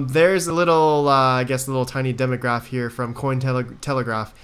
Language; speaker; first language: English; native; English